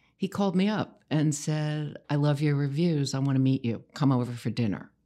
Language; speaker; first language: English; native; English